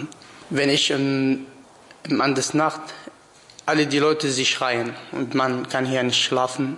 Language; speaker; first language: German; non-native, learner; Arabic